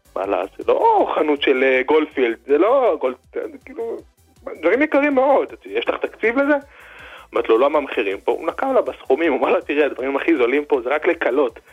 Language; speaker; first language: Hebrew; native; Hebrew